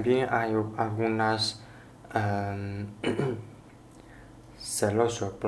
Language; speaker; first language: Spanish; non-native, learner; Chinese